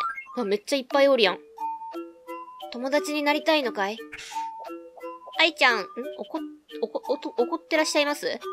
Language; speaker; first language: Japanese; native; Japanese